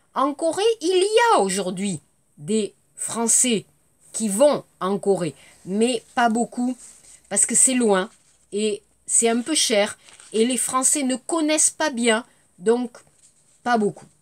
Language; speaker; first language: French; native; French